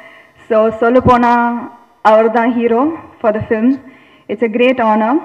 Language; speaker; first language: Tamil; non-native, fluent; Telugu